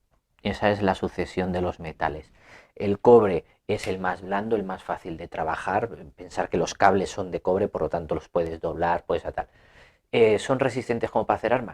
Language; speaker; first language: Spanish; native; Spanish